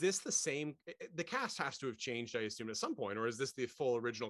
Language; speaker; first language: English; native; English